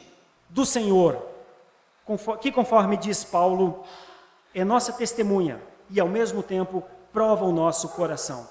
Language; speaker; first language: Portuguese; native; Portuguese